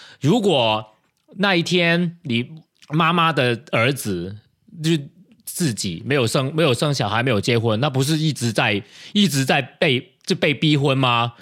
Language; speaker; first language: Chinese; non-native, local second language; Cantonese